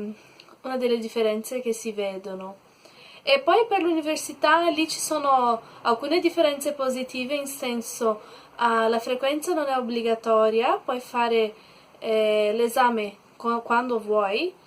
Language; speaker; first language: Italian; non-native, learner; Portuguese